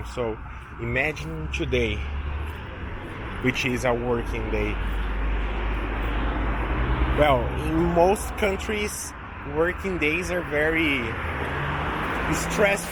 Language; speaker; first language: English; non-native, local second language; Portuguese